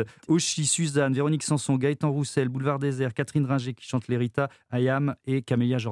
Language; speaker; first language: French; native; French